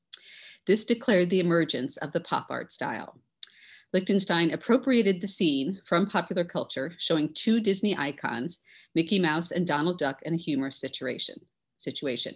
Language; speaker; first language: English; native; English